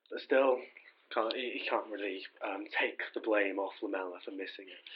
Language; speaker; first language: English; native; English